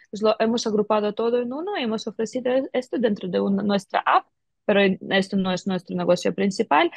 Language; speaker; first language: Spanish; non-native, fluent; Ukrainian